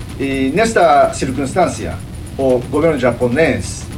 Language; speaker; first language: Portuguese; non-native, fluent; Japanese